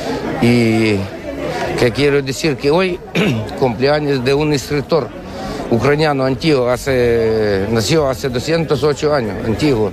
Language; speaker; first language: Spanish; non-native, learner; Ukrainian